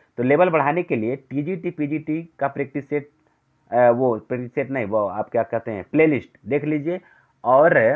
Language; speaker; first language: Hindi; native; Hindi